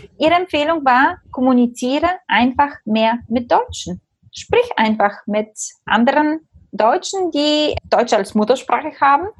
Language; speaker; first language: German; non-native, fluent; Bulgarian